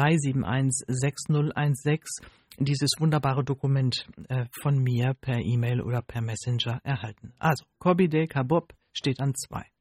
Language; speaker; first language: German; native; German